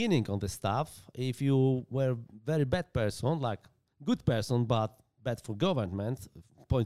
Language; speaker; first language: English; non-native, learner; Polish